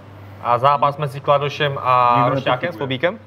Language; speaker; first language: Czech; native; Czech